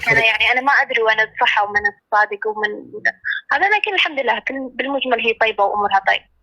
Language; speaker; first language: Arabic; native; Arabic